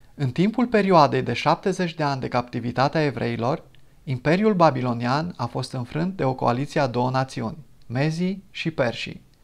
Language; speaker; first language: Romanian; non-native, fluent; English